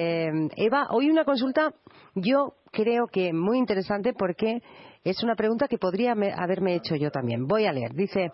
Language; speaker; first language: Spanish; native; Spanish